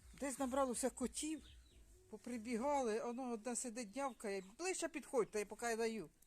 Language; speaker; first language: Ukrainian; native; Ukrainian